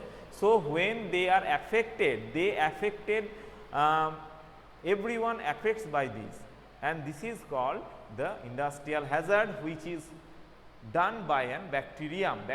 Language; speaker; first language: English; non-native, local second language; Bangla